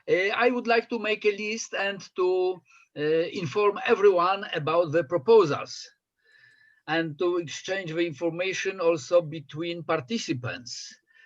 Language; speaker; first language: English; non-native, fluent; Polish